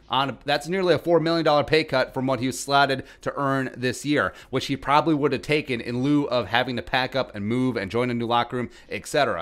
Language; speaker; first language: English; native; English